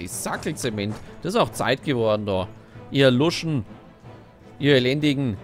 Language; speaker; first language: German; native; German